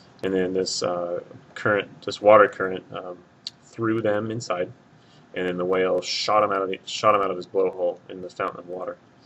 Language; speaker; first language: English; native; English